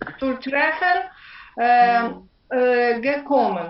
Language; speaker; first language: German; non-native, learner; Ukrainian